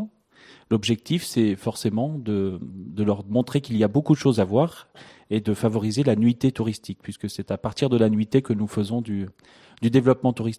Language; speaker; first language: French; native; French